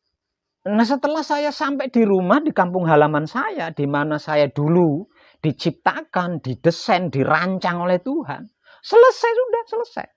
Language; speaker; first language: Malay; non-native, local second language; Javanese